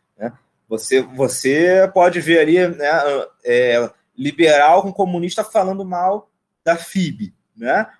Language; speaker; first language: Portuguese; native; Portuguese